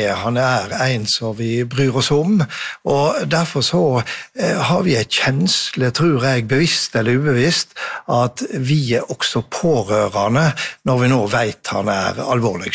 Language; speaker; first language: Norwegian; native; Norwegian